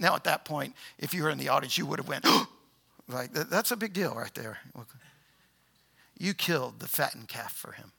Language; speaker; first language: English; native; English